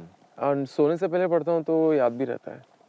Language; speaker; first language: Hindi; native; Hindi